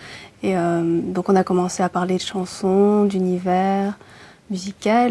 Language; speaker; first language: French; early bilingual, other home language; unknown